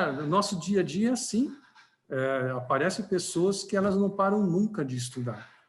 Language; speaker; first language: Portuguese; native; Portuguese